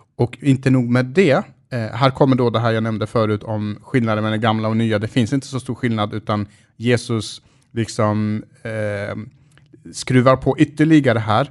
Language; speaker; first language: Swedish; early bilingual, other home language; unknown